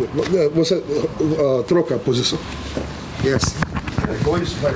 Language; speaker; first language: Portuguese; non-native, learner; English